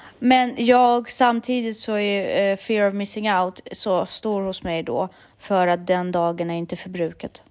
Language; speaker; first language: Swedish; early bilingual, other home language; Russian